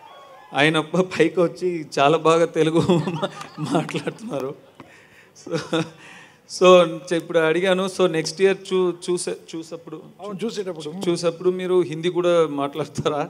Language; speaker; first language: Telugu; non-native, learner; Tamil